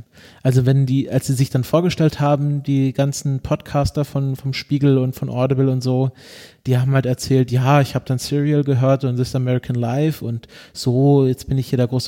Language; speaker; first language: German; native; German